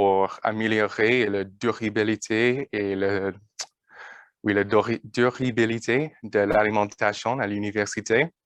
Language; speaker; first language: French; non-native, learner; English